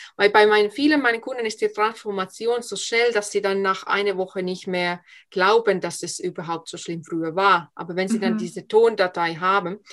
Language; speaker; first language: German; non-native, fluent; Finnish